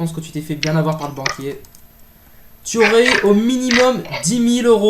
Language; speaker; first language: French; native; French